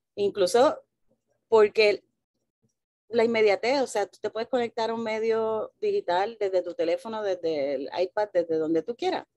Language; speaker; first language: Spanish; early bilingual, heritage; Spanish